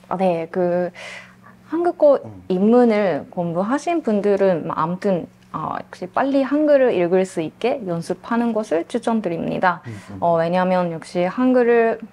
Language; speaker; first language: Korean; non-native, fluent; Japanese